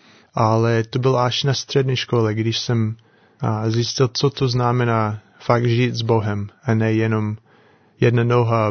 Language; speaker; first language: Czech; non-native, learner; English